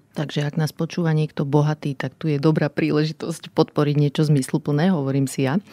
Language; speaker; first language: Slovak; native; Slovak